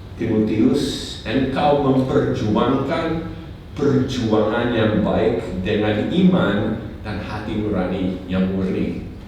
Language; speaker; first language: Indonesian; non-native, fluent; English